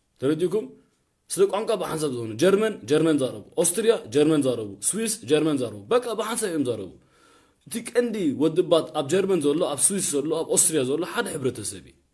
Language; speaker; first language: Tigrinya; early bilingual, heritage; Tigrinya